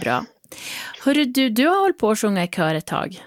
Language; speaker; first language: Swedish; native; Swedish